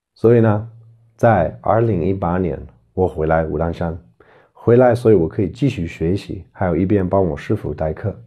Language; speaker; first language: Chinese; non-native, fluent; English